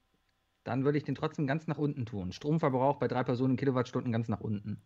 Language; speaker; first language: German; native; German